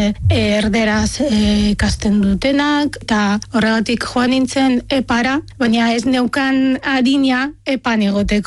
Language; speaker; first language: Basque; non-native, fluent; Arabic